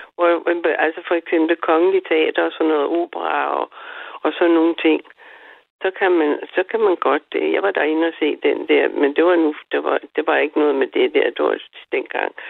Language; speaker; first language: Danish; native; Danish